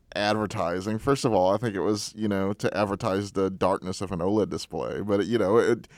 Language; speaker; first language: English; native; English